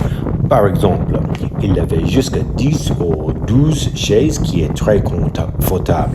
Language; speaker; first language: French; non-native, learner; English